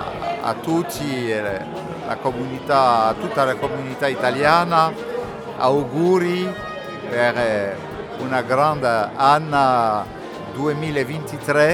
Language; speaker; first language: Italian; non-native, learner; French